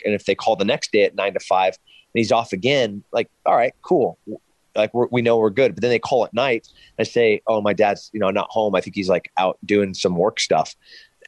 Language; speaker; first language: English; native; English